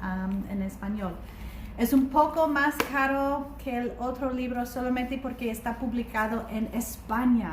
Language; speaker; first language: Spanish; non-native, learner; English